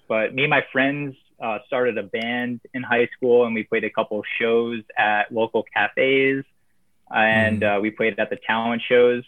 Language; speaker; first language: English; native; English